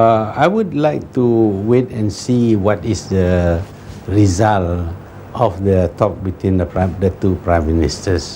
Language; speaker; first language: English; non-native, local second language; Malay